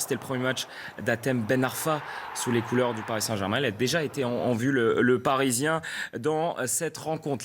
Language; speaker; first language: French; native; French